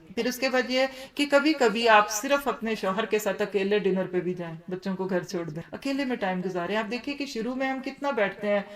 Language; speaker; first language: Urdu; native; Urdu